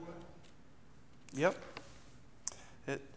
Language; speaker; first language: English; native; English